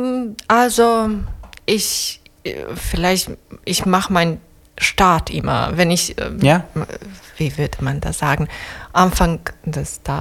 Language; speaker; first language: German; non-native, fluent; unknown